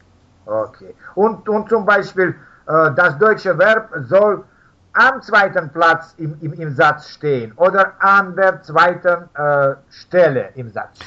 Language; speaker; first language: German; non-native, fluent; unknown